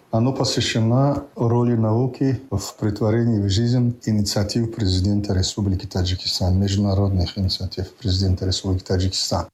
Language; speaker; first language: Russian; non-native, local second language; Tajik